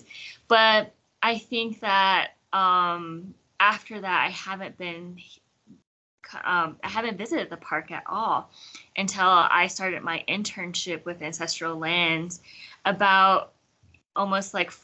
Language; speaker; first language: English; native; English